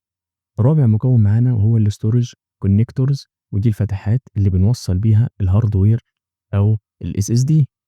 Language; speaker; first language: Arabic; native; Arabic